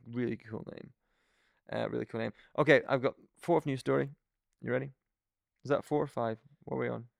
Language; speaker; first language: English; native; English